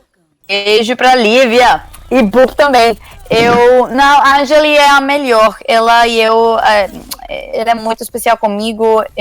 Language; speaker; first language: Portuguese; non-native, learner; Spanish